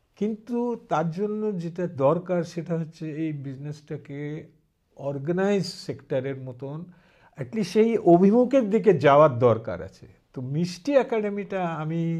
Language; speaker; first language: Bangla; early bilingual, heritage; Bangla